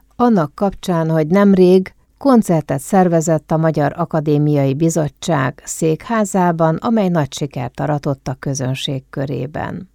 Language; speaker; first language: Hungarian; native; Hungarian